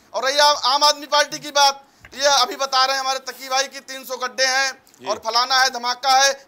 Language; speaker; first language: Hindi; native; Hindi